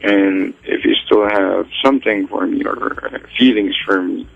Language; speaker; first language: English; non-native, local second language; Filipino